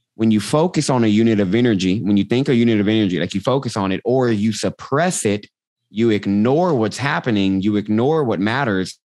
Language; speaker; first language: English; native; English